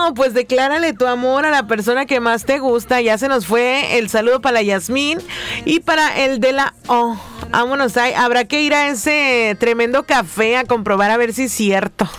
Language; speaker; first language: Spanish; native; Spanish